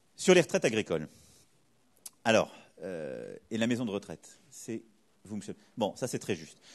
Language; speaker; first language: French; native; French